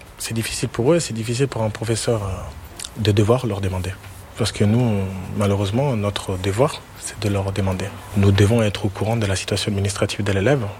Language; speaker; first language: French; non-native, fluent; Italian